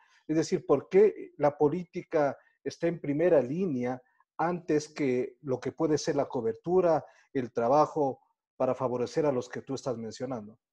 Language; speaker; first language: Spanish; native; Spanish